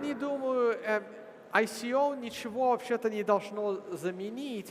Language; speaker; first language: Russian; early bilingual, heritage; Russian